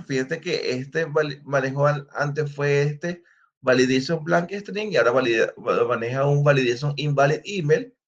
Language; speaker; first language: Spanish; native; Spanish